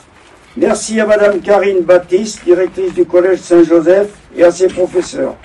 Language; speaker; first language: French; native; French